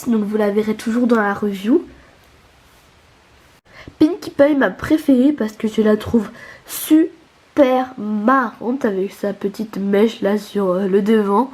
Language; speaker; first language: French; native; French